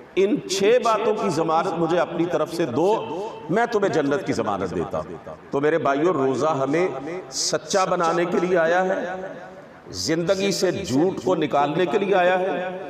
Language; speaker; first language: Urdu; non-native, local second language; Punjabi